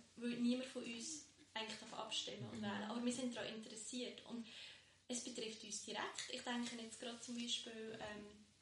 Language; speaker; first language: German; early bilingual, other home language; Bosnian